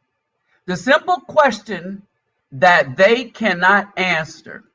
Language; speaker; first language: English; native; English